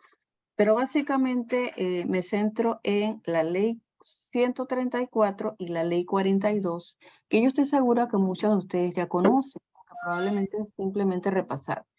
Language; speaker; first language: Spanish; native; Spanish